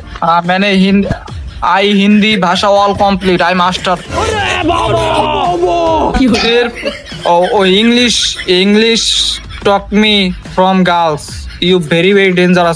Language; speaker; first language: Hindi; non-native, learner; Bangla